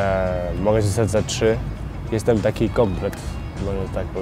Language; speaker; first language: Polish; early bilingual, heritage; French